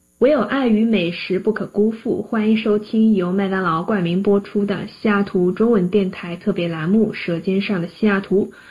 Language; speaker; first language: Chinese; native; Chinese